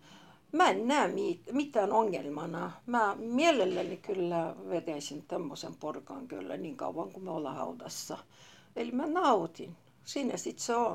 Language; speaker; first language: Finnish; non-native, fluent; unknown